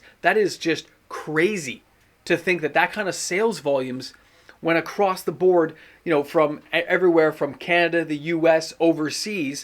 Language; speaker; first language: English; native; English